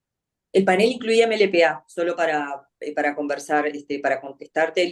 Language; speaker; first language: Spanish; native; Spanish